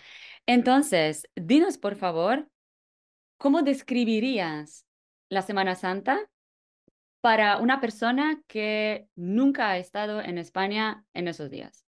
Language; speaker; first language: Spanish; non-native, fluent; Polish